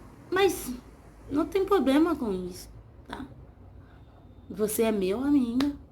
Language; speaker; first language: Portuguese; non-native, learner; Haitian Creole